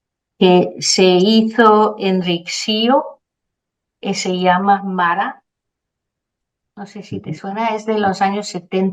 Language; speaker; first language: Spanish; non-native, fluent; Danish